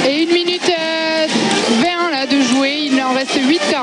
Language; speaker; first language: French; native; French